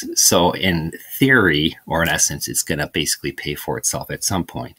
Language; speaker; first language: English; native; English